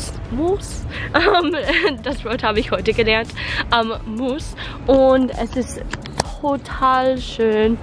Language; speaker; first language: German; non-native, learner; English